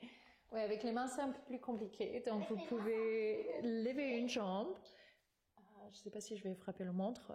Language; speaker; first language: French; non-native, fluent; English